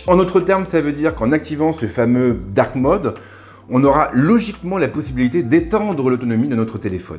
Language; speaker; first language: French; native; French